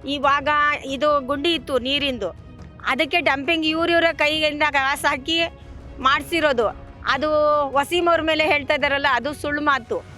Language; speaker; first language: Kannada; non-native, local second language; Urdu